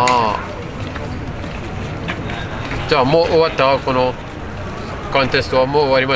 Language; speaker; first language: Japanese; non-native, learner; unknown